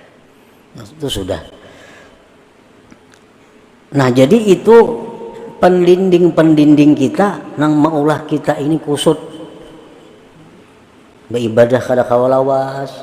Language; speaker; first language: Indonesian; non-native, local second language; Banjar